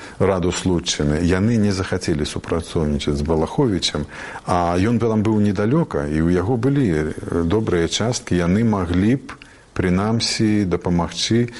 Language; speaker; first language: Belarusian; native; Belarusian